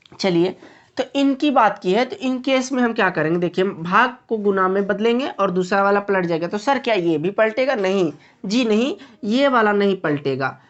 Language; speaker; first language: Hindi; native; Hindi